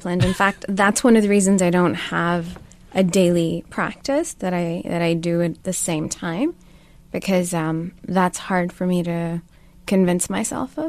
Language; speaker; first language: English; non-native, local second language; Urdu